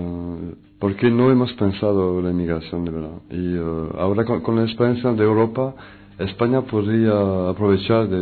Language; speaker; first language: Spanish; non-native, fluent; French